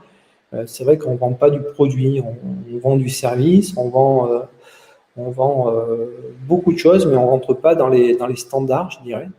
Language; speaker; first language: French; native; French